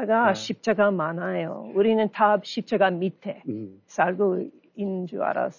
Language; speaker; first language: Korean; non-native, learner; English